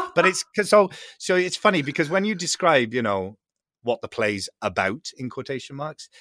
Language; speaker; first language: English; native; English